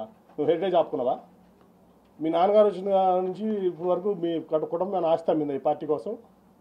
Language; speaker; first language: Telugu; native; Telugu